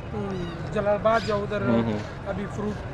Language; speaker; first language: Hindi; non-native, fluent; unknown